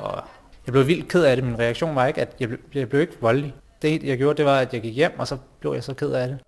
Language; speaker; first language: Danish; early bilingual, other home language; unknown